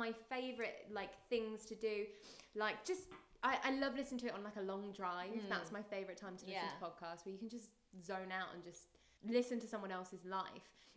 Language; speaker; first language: English; native; English